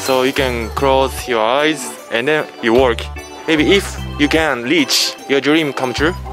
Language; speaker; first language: English; non-native, learner; Japanese